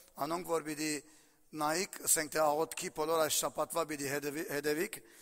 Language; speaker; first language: Armenian; early bilingual, heritage; Armenian